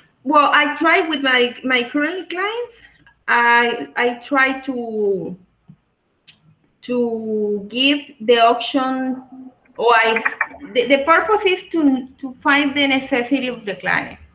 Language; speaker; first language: English; non-native, learner; Spanish